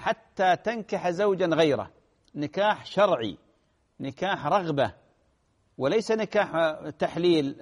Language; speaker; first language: Arabic; native; Arabic